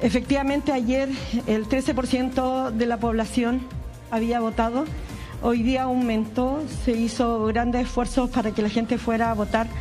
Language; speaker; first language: Spanish; native; Spanish